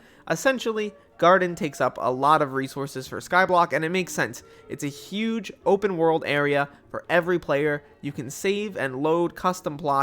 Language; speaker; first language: English; native; English